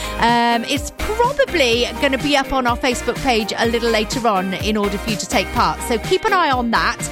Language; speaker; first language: English; native; English